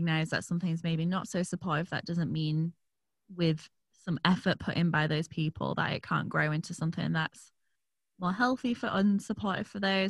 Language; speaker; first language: English; native; English